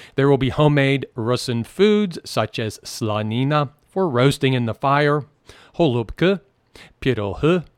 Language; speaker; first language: English; native; English